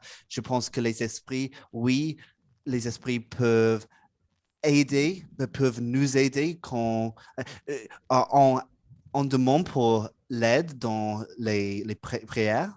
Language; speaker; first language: French; non-native, learner; English